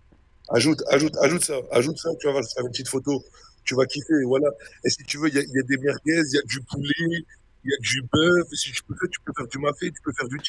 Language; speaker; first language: French; native; French